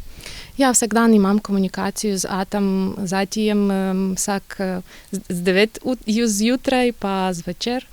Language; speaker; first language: Slovenian; non-native, learner; Ukrainian